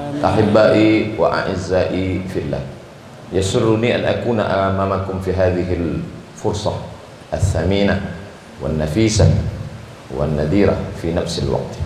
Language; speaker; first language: Arabic; non-native, fluent; Indonesian